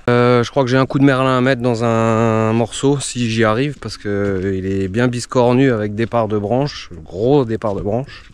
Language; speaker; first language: French; native; French